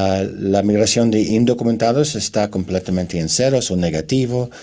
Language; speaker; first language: Spanish; non-native, fluent; English